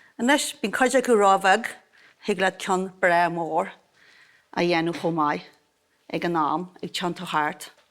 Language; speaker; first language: Irish; native; Irish